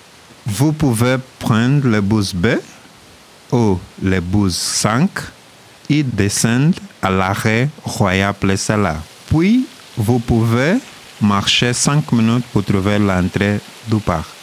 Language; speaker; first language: French; non-native, learner; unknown